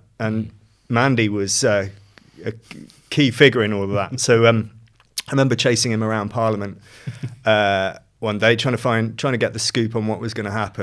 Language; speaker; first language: English; native; English